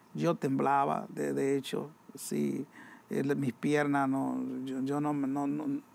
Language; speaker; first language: Spanish; native; Spanish